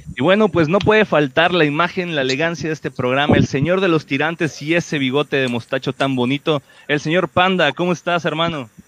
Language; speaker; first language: Spanish; native; Spanish